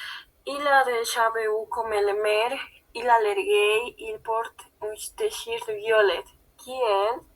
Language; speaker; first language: French; non-native, learner; Spanish